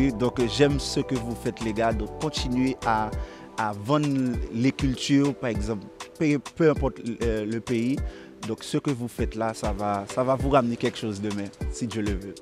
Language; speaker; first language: French; non-native, local second language; Haitian Creole